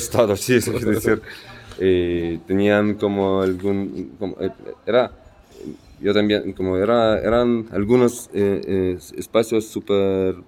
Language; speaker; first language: Spanish; non-native, fluent; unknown